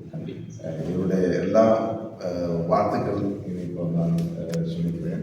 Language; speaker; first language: Tamil; non-native, local second language; Malayalam